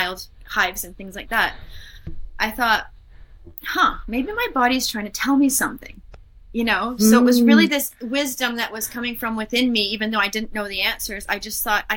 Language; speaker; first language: English; native; English